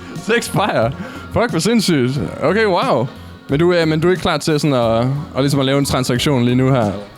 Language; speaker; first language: Danish; native; Danish